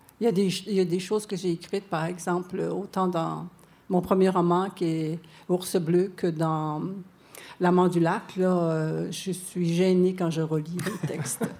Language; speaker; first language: French; non-native, local second language; Cree